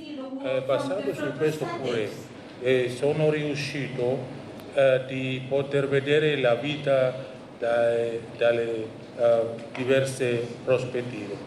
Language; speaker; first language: Italian; non-native, learner; Indonesian